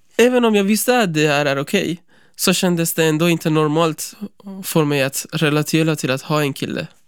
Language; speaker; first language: Swedish; non-native, fluent; Persian